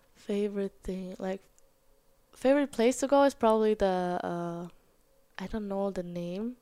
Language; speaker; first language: English; non-native, fluent; German